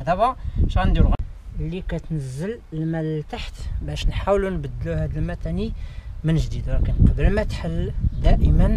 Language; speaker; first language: Arabic; native; Arabic